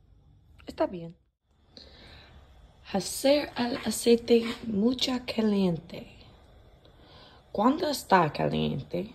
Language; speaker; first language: Spanish; non-native, learner; English